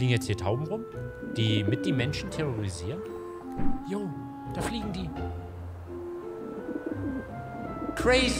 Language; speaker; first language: German; native; German